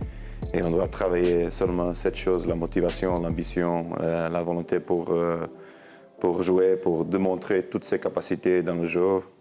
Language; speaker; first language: French; non-native, learner; Portuguese